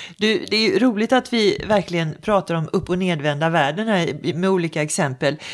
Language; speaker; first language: Swedish; native; Swedish